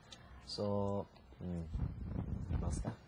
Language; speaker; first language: English; non-native, learner; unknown